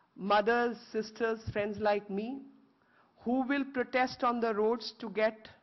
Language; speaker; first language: English; non-native, local second language; Hindi